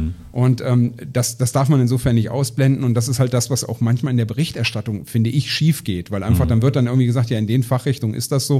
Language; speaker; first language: German; native; German